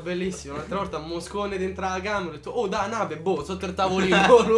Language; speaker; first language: Italian; early bilingual, other home language; Polish